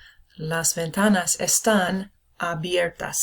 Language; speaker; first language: Spanish; non-native, fluent; English